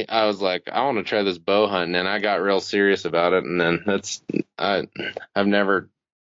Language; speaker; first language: English; native; English